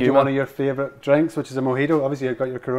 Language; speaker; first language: English; native; English